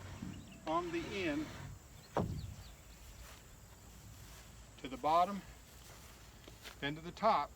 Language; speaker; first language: English; native; English